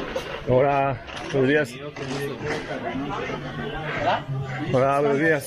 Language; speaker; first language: Spanish; non-native, learner; French